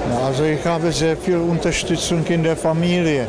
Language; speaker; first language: German; non-native, fluent; Czech